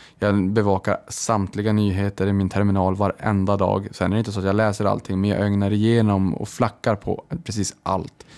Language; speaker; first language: Swedish; native; Swedish